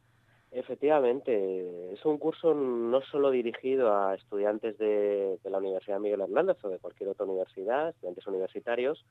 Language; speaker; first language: Spanish; native; Spanish